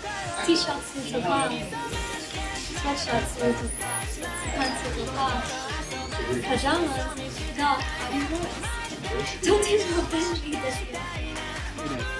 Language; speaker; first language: Japanese; non-native, learner; English